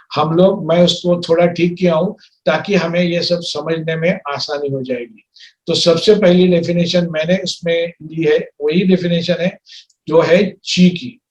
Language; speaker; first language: Hindi; non-native, local second language; Marathi